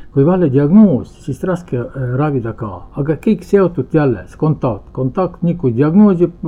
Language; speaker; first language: Estonian; non-native, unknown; Ukrainian